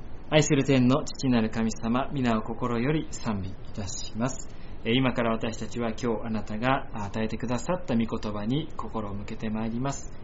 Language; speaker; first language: Japanese; native; Japanese